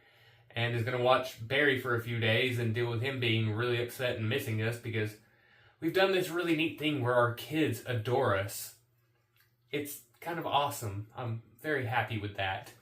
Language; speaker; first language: English; native; English